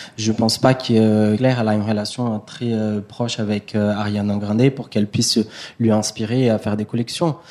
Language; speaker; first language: French; non-native, fluent; Portuguese